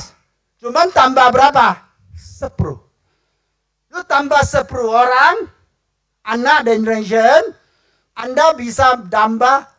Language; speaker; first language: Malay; non-native, local second language; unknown